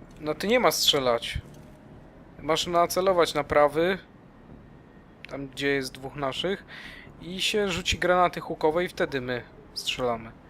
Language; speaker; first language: Polish; native; Polish